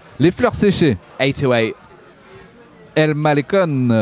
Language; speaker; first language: French; native; French